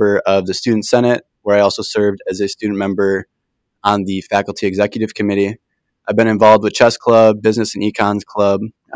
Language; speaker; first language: English; native; English